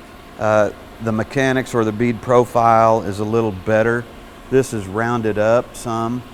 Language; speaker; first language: English; native; English